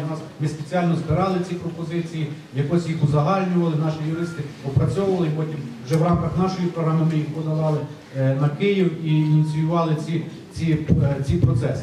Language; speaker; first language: Ukrainian; native; Ukrainian